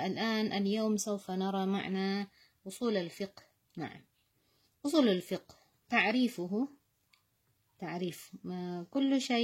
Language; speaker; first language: Arabic; non-native, fluent; Indonesian